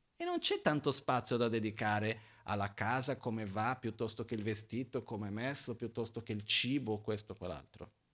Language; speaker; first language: Italian; non-native, fluent; Portuguese